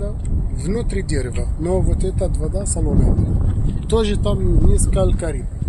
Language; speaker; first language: Russian; non-native, local second language; Arabic